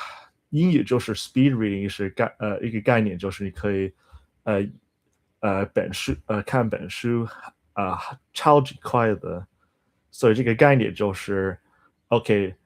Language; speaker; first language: Chinese; non-native, learner; English